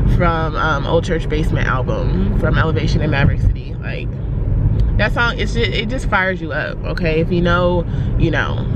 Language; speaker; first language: English; native; English